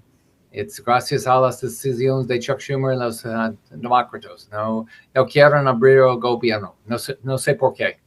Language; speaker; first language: Spanish; non-native, learner; English